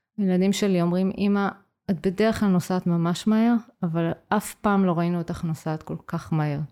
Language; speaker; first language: Hebrew; native; Hebrew